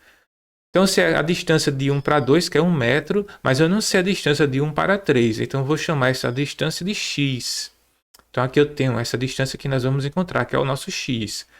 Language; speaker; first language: Portuguese; native; Portuguese